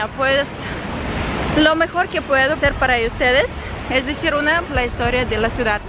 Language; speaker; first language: Spanish; non-native, fluent; Ukrainian